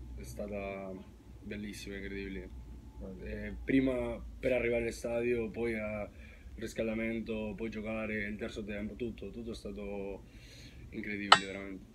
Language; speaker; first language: Italian; non-native, learner; Spanish